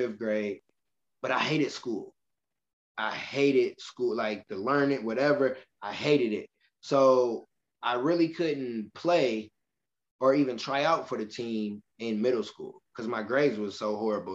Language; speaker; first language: English; native; English